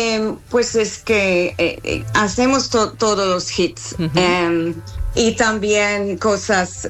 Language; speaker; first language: Spanish; non-native, fluent; English